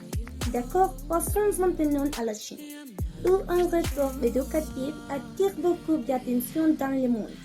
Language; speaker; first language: French; non-native, learner; Spanish